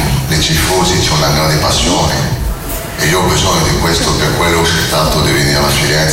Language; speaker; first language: Italian; non-native, learner; French